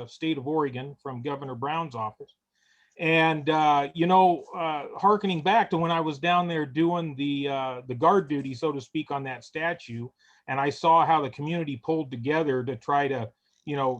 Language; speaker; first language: English; native; English